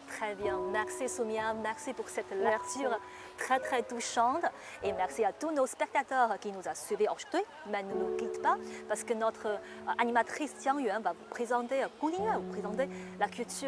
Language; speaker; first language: French; non-native, fluent; Chinese